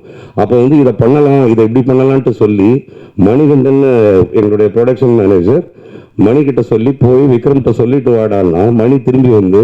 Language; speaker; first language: Tamil; native; Tamil